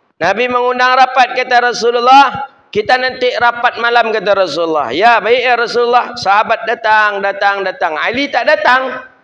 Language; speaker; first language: Malay; non-native, local second language; Minangkabau